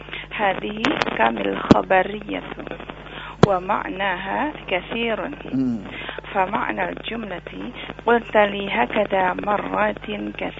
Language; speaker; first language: Arabic; non-native, learner; Indonesian